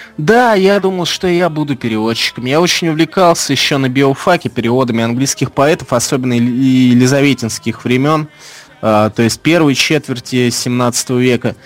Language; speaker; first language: Russian; non-native, fluent; English